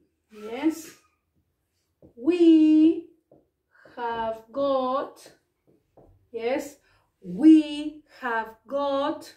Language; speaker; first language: English; non-native, fluent; Spanish